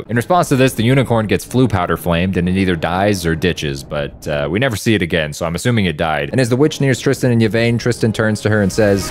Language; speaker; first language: English; native; English